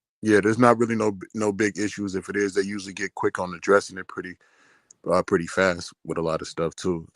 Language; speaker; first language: English; native; English